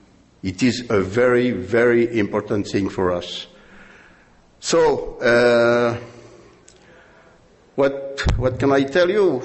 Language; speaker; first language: English; non-native, learner; French